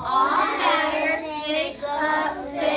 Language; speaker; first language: English; native; English